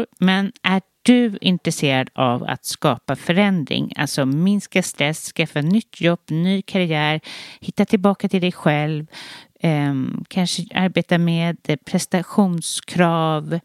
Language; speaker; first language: Swedish; native; Swedish